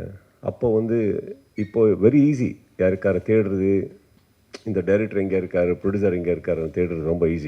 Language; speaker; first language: Tamil; non-native, learner; Kannada